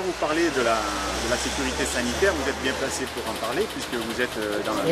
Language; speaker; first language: French; native; French